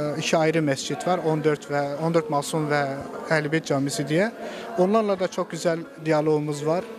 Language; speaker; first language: Turkish; non-native, local second language; Zaza